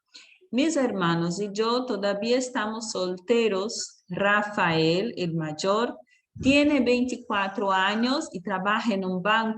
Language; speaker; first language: Spanish; non-native, fluent; Portuguese